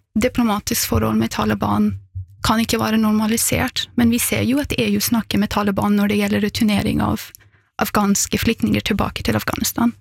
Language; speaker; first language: Norwegian; early bilingual, other home language; Persian